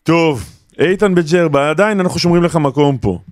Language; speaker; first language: Hebrew; native; Hebrew